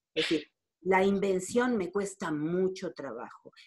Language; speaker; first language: Spanish; native; Spanish